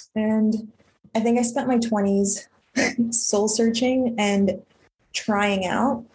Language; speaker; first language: English; early bilingual, other home language; Russian